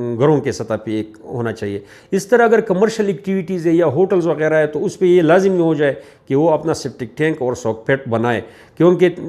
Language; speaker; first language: Urdu; non-native, local second language; Pashto